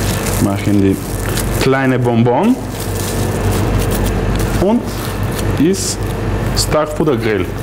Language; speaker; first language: German; non-native, learner; Greek